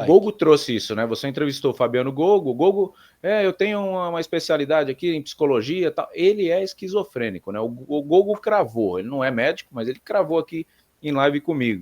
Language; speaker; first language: Portuguese; native; Portuguese